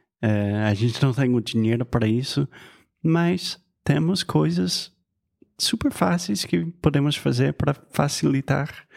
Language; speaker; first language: Portuguese; non-native, fluent; English